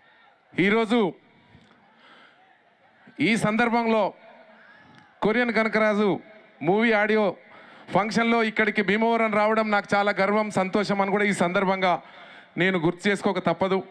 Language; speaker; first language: Telugu; native; Telugu